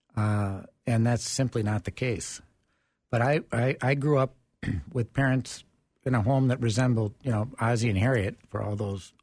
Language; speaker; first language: English; early bilingual, other home language; German